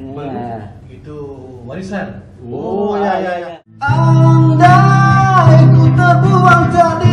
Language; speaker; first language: Malay; native; Malay